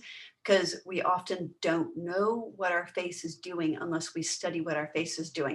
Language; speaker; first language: English; native; English